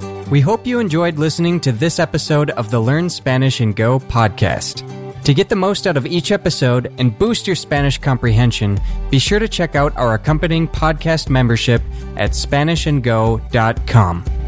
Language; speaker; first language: English; native; English